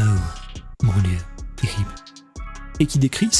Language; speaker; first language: French; native; French